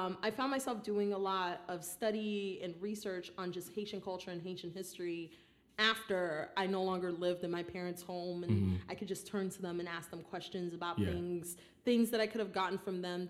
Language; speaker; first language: English; early bilingual, other home language; Haitian Creole